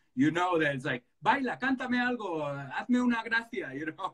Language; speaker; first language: English; native; English